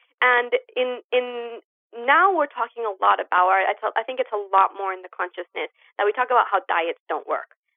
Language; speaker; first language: English; early bilingual, other home language; Spanish